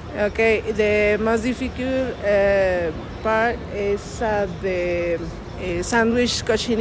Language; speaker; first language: English; non-native, learner; Spanish